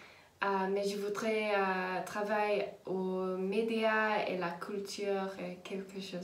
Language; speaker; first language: French; non-native, learner; English